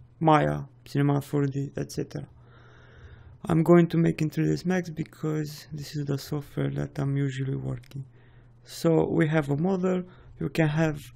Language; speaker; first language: English; non-native, fluent; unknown